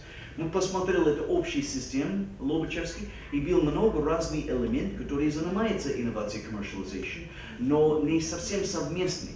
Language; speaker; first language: Russian; non-native, fluent; English